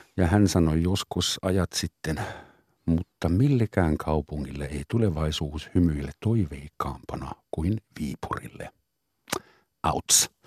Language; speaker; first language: Finnish; non-native, fluent; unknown